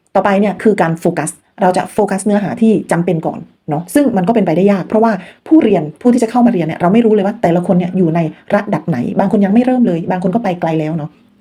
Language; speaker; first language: Thai; non-native, local second language; Khmer